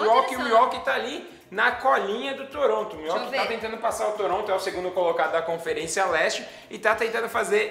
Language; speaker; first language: Portuguese; native; Portuguese